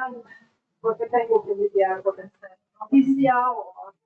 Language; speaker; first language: Spanish; non-native, learner; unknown